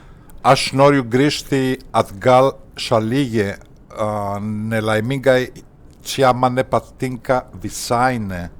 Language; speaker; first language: Lithuanian; non-native, learner; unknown